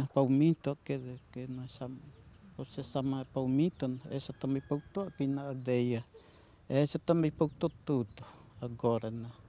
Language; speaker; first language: Portuguese; non-native, local second language; Guarani